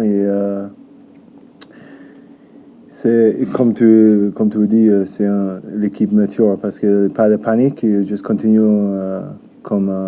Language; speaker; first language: French; non-native, learner; English